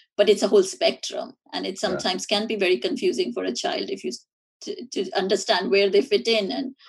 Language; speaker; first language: English; non-native, local second language; Hindi